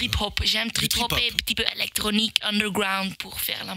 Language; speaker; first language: French; non-native, local second language; Dutch